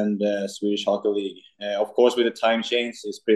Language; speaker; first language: English; non-native, fluent; Swedish